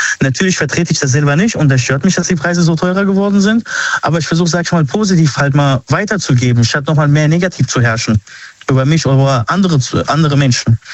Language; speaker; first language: German; early bilingual, other home language; Arabic